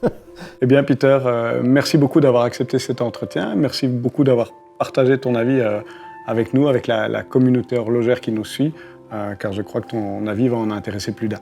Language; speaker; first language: French; native; French